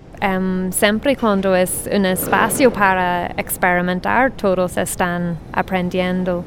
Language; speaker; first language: Spanish; non-native, fluent; English